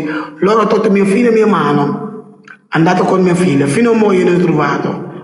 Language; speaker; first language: Italian; non-native, learner; Wolof